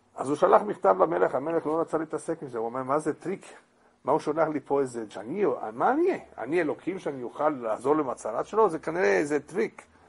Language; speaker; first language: Hebrew; non-native, fluent; English